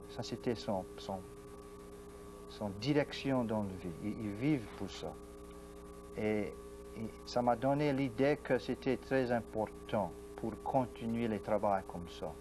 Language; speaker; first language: French; non-native, local second language; English